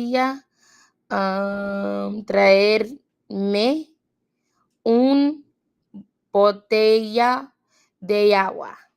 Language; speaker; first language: Spanish; non-native, learner; English